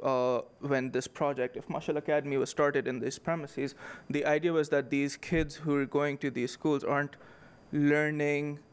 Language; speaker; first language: English; non-native, local second language; Urdu